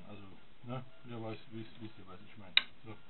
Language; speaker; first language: German; non-native, fluent; Italian